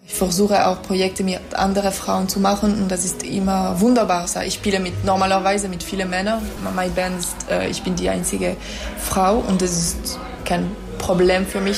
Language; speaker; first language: German; non-native, fluent; English